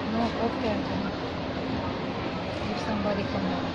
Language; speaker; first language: English; non-native, learner; Turkish